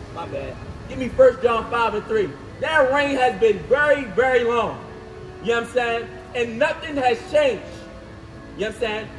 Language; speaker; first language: English; native; English